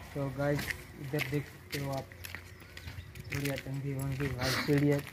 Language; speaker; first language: Hindi; native; Hindi